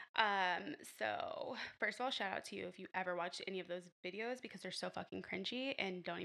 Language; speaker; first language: English; native; English